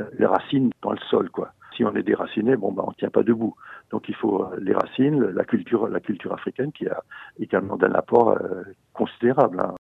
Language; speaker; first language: French; non-native, local second language; Swiss German